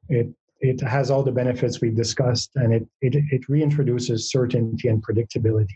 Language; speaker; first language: English; non-native, fluent; French